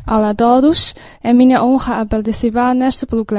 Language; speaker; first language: Portuguese; non-native, learner; Chinese